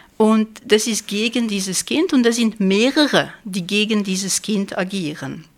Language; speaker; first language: German; non-native, fluent; French